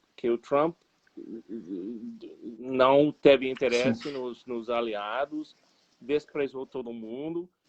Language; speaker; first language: Portuguese; non-native, fluent; English